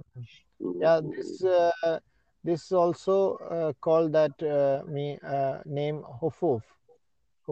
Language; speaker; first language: English; non-native, learner; Malayalam